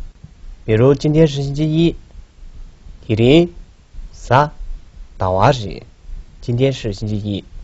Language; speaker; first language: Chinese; non-native, local second language; Tibetan